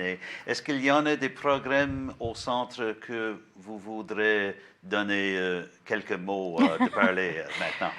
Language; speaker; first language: French; non-native, learner; English